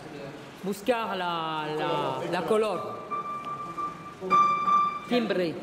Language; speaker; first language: Spanish; non-native, learner; French